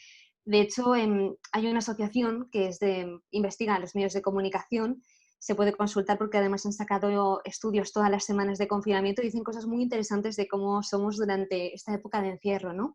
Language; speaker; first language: Spanish; native; Spanish